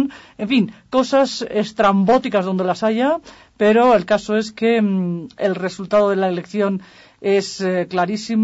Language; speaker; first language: Spanish; native; Spanish